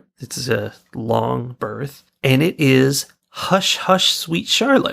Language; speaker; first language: English; native; English